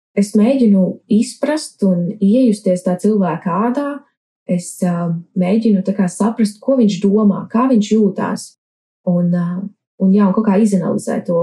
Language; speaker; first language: Latvian; native; Latvian